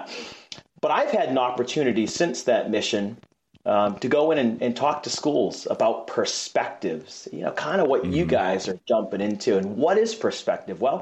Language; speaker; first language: English; native; English